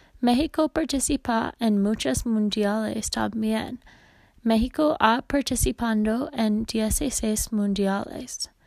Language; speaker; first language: Spanish; non-native, learner; English